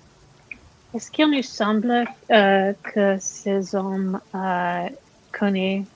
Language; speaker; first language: French; non-native, learner; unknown